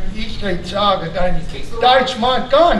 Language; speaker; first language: German; early bilingual, heritage; German